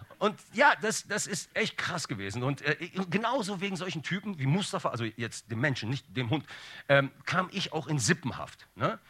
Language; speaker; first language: German; early bilingual, other home language; Turkish